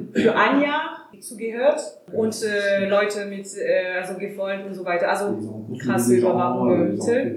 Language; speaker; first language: German; non-native, learner; French